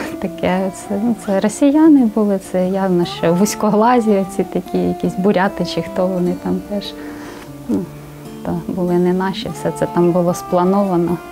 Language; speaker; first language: Ukrainian; native; Ukrainian